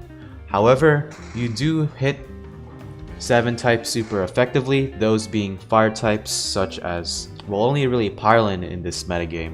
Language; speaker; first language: English; native; English